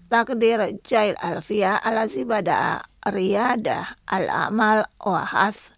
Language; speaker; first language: Arabic; non-native, fluent; Indonesian